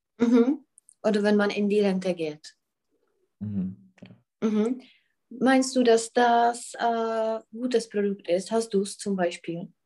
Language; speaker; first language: German; non-native, fluent; Czech